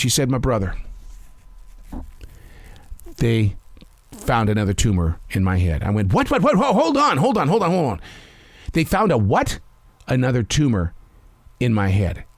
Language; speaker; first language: English; native; English